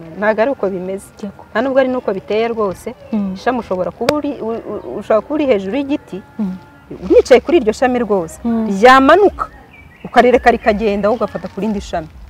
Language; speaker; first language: Kinyarwanda; early bilingual, other home language; Rundi